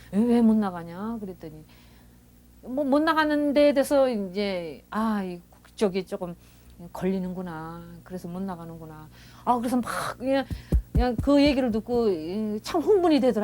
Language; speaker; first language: Korean; early bilingual, heritage; Korean